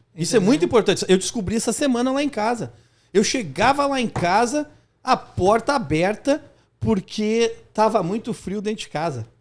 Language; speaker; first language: Portuguese; native; Portuguese